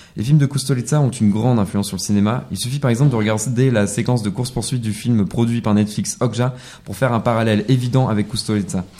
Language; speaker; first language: French; native; French